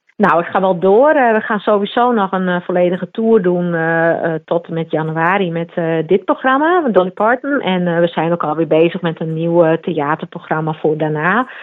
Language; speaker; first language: Dutch; non-native, local second language; Western Frisian